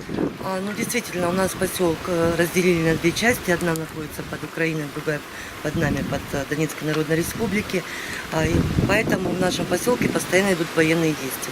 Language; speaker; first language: Russian; native; Russian